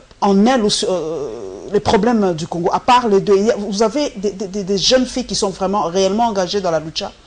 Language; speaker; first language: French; non-native, local second language; Lingala